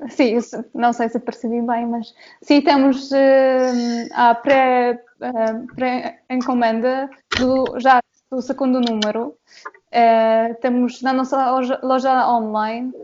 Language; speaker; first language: Portuguese; non-native, fluent; Polish